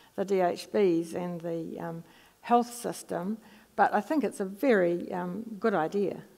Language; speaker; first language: English; native; English